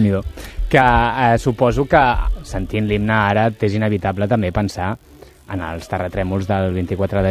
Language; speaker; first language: Catalan; native; Catalan